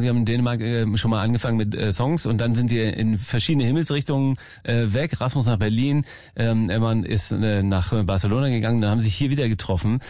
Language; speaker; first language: German; native; German